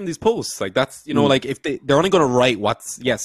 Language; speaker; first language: English; native; English